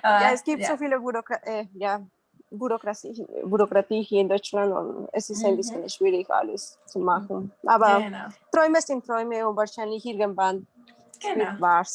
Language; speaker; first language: German; non-native, learner; Spanish